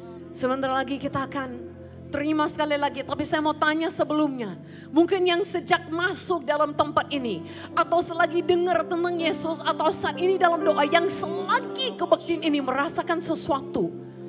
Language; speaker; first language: Indonesian; non-native, fluent; English